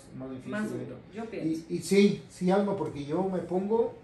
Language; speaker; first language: Spanish; native; Spanish